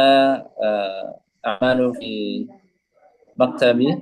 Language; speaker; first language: Arabic; non-native, learner; Indonesian